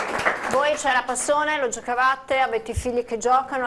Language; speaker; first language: Italian; native; Italian